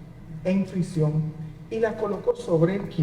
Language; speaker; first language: Spanish; native; Spanish